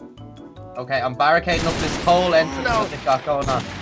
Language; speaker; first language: English; native; English